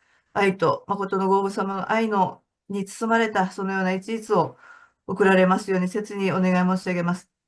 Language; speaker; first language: Japanese; native; Japanese